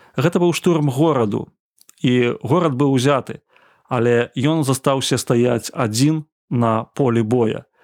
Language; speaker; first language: Belarusian; native; Belarusian